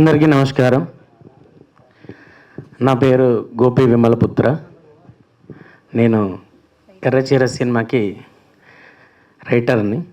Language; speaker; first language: Telugu; native; Telugu